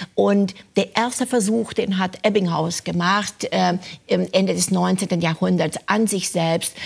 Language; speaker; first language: German; non-native, fluent; Romanian